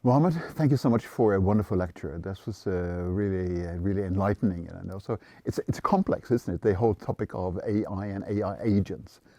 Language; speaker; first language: English; non-native, fluent; Norwegian